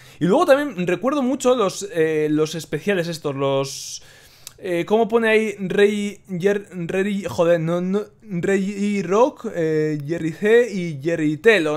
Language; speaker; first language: Spanish; native; Spanish